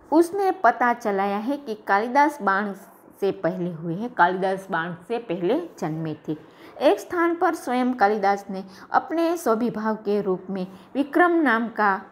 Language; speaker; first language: Hindi; non-native, local second language; Gujarati